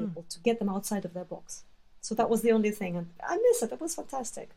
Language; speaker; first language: English; non-native, fluent; Russian